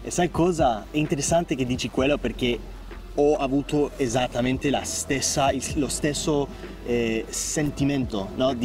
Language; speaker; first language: Italian; non-native, fluent; English